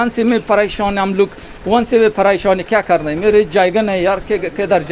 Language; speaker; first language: Hindi; non-native, learner; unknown